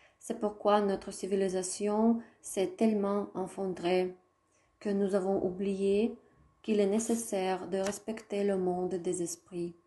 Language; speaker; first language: French; non-native, fluent; Russian